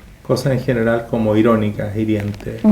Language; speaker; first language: Spanish; native; Spanish